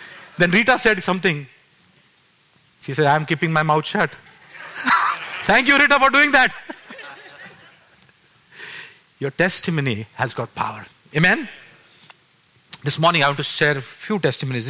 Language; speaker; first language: English; non-native, local second language; Marathi